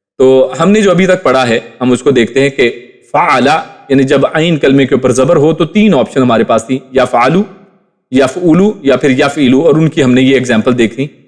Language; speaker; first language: Urdu; native; Urdu